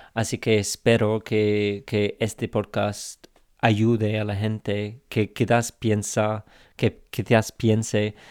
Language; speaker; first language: Spanish; non-native, fluent; English